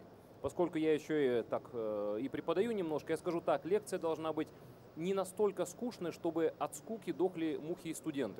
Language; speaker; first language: Russian; native; Russian